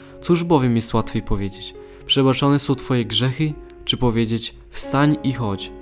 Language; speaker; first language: Polish; native; Polish